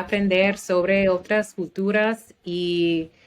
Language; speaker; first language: Spanish; non-native, learner; English